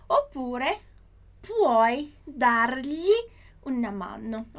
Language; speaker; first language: Italian; non-native, fluent; Portuguese